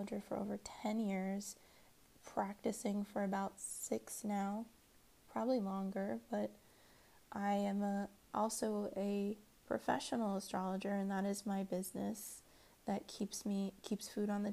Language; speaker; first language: English; native; English